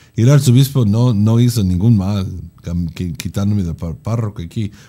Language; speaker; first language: Spanish; non-native, fluent; English